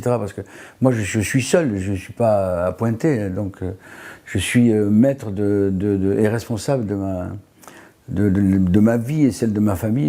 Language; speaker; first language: French; native; French